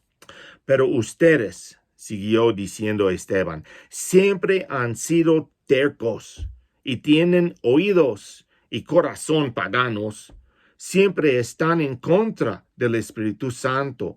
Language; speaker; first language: Spanish; non-native, fluent; English